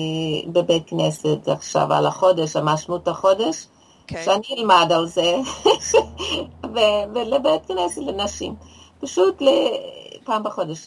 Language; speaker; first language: Hebrew; non-native, fluent; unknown